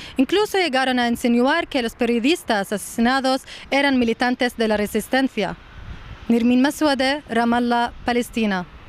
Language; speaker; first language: Spanish; non-native, fluent; Arabic